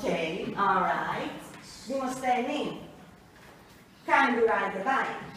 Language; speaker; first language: English; non-native, fluent; Greek